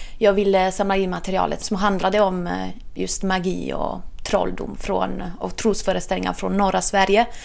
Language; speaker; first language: Swedish; non-native, fluent; Italian